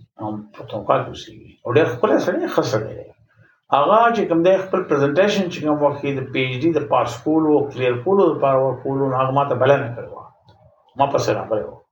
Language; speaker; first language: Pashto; native; Pashto